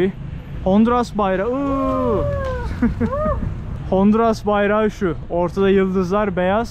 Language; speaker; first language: Turkish; native; Turkish